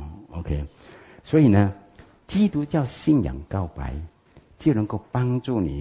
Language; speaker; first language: Chinese; native; Chinese